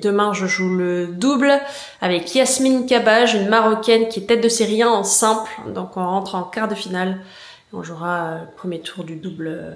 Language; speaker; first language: French; native; French